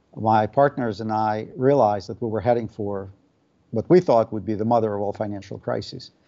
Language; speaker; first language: English; non-native, fluent; Russian